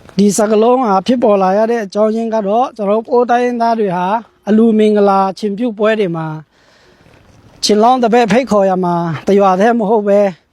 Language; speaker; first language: Burmese; non-native, local second language; Pa'o Karen